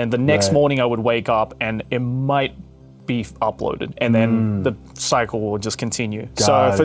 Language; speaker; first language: English; non-native, local second language; Japanese